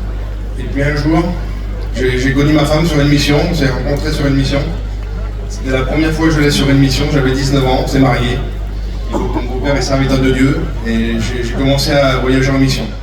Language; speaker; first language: French; native; French